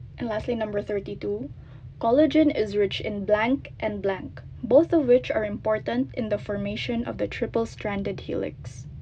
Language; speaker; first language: English; non-native, local second language; Filipino